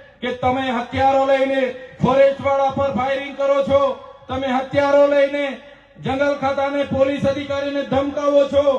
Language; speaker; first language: Gujarati; non-native, local second language; Vasavi